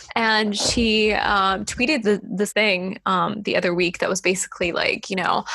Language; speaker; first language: English; non-native, fluent; Estonian